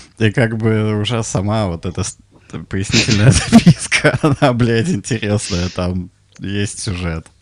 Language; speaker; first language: Russian; native; Russian